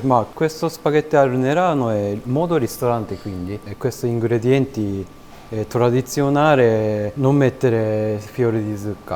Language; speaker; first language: Italian; non-native, learner; Japanese